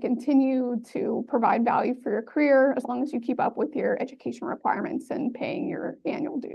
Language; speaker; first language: English; native; English